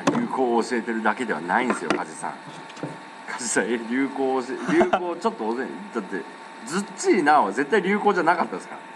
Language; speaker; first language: Japanese; native; Japanese